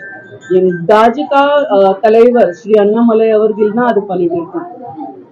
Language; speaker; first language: Tamil; non-native, learner; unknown